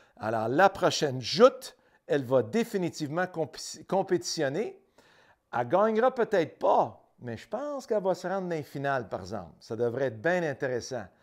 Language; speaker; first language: French; native; French